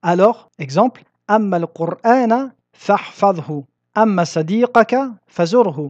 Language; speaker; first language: Arabic; non-native, fluent; French